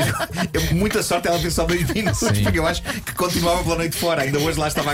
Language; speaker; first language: Portuguese; native; Portuguese